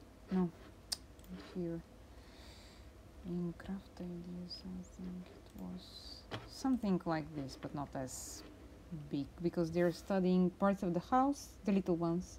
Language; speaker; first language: English; non-native, fluent; Bulgarian